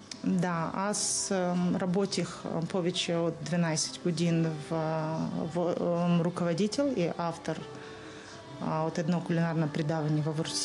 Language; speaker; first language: Bulgarian; non-native, learner; Russian